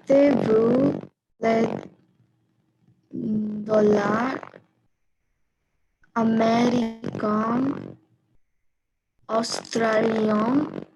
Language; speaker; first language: French; non-native, learner; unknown